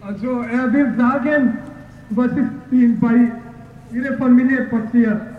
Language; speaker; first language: German; non-native, learner; Serbian